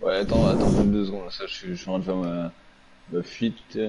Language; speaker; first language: French; native; French